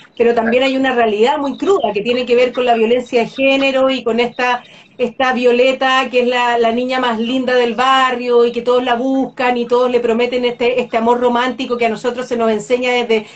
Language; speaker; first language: Spanish; native; Spanish